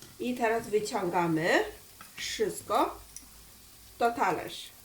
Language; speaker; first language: Polish; non-native, learner; Chinese